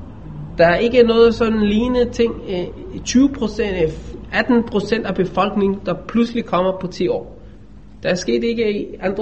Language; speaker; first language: Danish; non-native, fluent; Hebrew